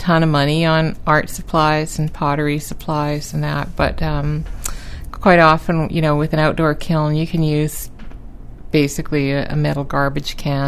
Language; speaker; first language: English; native; English